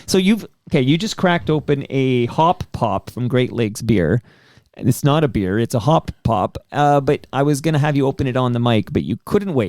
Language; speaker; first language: English; native; English